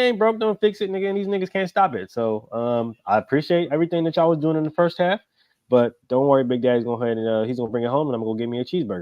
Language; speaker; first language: English; native; English